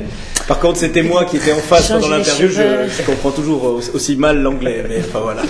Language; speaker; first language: French; native; French